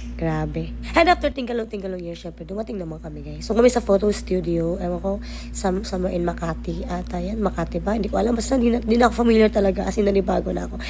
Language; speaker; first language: Filipino; native; Filipino